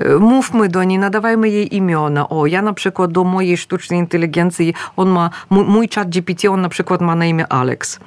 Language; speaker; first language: Polish; non-native, fluent; Russian